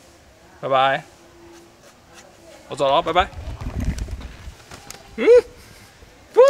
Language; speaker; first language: Chinese; native; Chinese